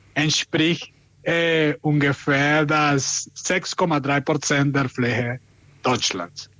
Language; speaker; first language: German; non-native, learner; Spanish